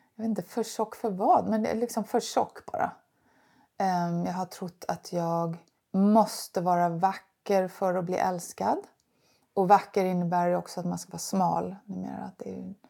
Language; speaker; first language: Swedish; native; Swedish